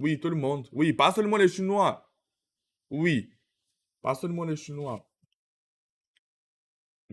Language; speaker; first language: French; non-native, learner; Russian